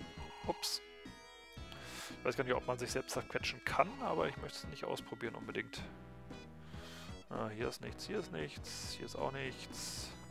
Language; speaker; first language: German; native; German